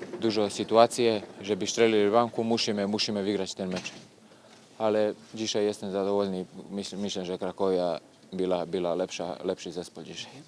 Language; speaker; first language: Polish; non-native, learner; Serbian